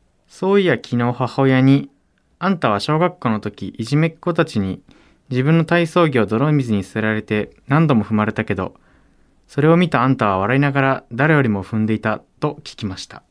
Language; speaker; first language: Japanese; native; Japanese